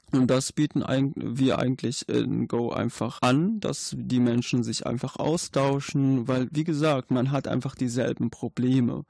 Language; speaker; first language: German; non-native, fluent; Arabic